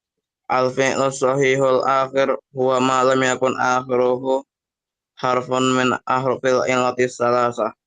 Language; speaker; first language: Arabic; non-native, learner; Indonesian